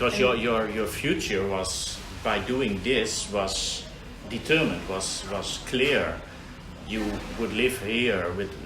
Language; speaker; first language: English; non-native, fluent; Dutch